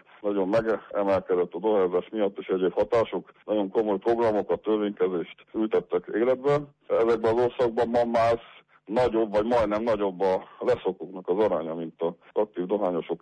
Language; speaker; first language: Hungarian; native; Hungarian